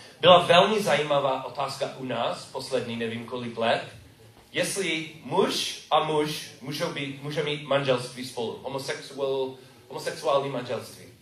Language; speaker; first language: Czech; non-native, learner; English